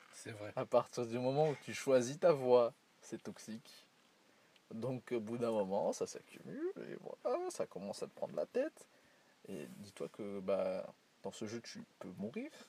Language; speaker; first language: French; early bilingual, other home language; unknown